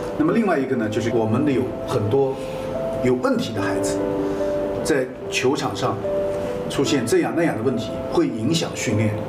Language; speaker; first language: Chinese; native; Chinese